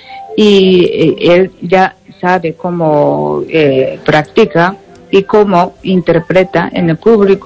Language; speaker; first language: Spanish; non-native, learner; Japanese